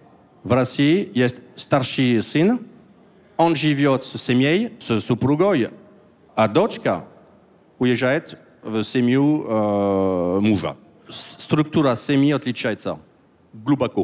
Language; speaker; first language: Russian; non-native, learner; French